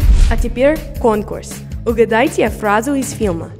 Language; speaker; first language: Russian; non-native, learner; English